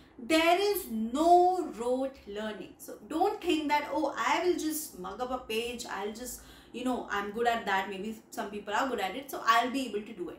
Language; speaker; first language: English; non-native, local second language; Hindi